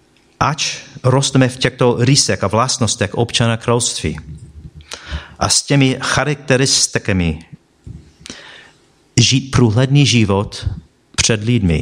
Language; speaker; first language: Czech; non-native, fluent; English